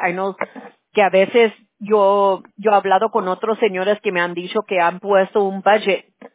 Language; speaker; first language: Spanish; early bilingual, heritage; Spanish